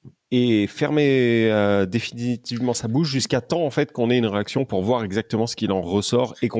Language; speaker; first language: French; native; French